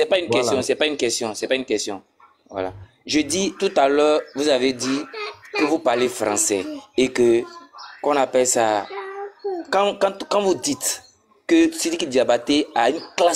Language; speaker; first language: French; non-native, local second language; Dyula